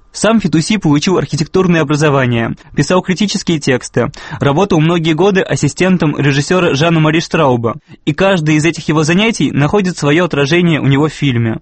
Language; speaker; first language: Russian; native; Russian